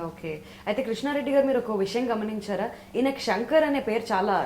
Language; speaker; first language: Telugu; native; Telugu